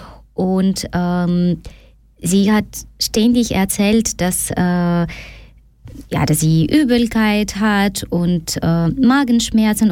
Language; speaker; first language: German; non-native, fluent; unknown